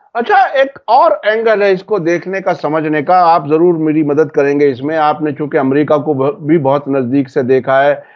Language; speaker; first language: Hindi; native; Hindi